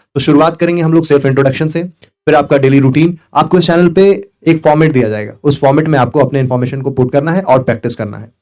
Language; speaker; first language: Hindi; native; Hindi